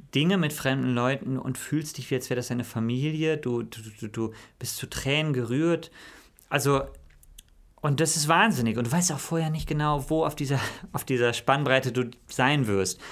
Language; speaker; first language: German; native; German